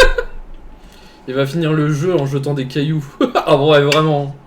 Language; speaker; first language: French; native; French